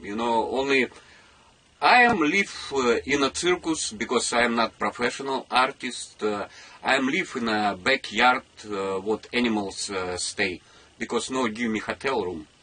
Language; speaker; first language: English; non-native, learner; Russian